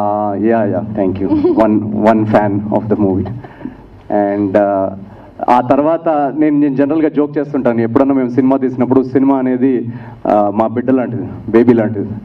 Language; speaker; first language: Telugu; native; Telugu